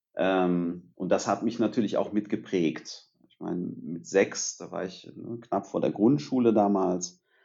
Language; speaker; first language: German; early bilingual, other home language; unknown